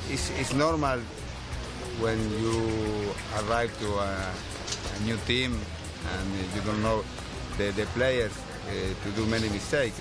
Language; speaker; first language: English; non-native, learner; Spanish